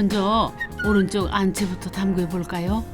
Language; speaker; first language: Korean; native; Korean